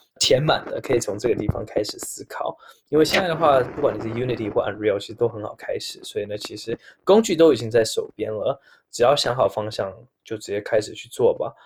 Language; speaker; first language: Chinese; early bilingual, heritage; Chinese